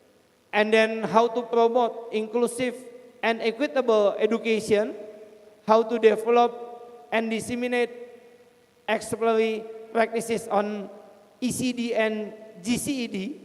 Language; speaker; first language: English; non-native, fluent; Indonesian